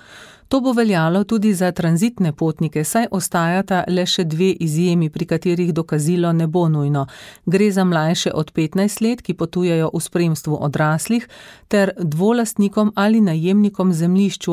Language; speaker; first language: Slovenian; native; Slovenian